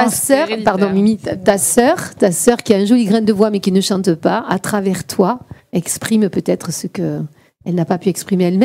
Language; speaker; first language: French; native; French